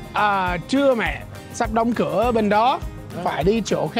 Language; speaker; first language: Vietnamese; non-native, learner; English